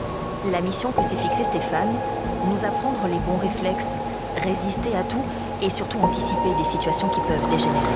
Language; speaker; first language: French; native; French